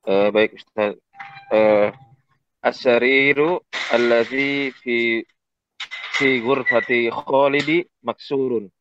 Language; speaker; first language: Arabic; non-native, learner; Indonesian